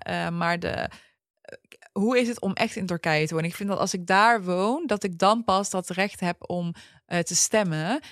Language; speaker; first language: Dutch; early bilingual, other home language; Turkish